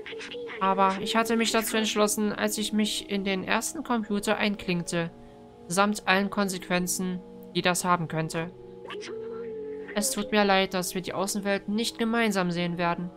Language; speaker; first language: German; native; German